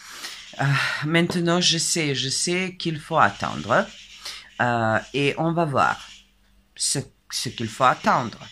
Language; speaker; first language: French; non-native, fluent; Serbian